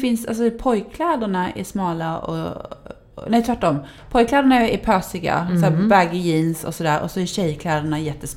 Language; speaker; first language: Swedish; native; Swedish